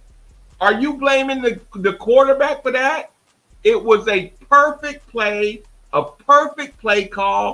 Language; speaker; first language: English; native; English